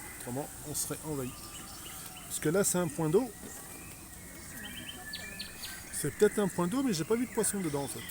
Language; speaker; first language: French; native; French